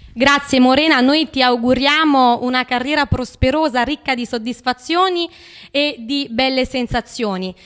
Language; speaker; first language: Italian; native; Italian